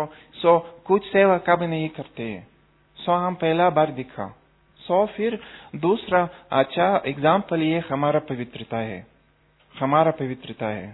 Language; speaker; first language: Hindi; non-native, learner; Russian